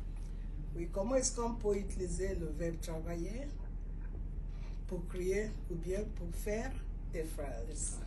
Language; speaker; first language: French; non-native, fluent; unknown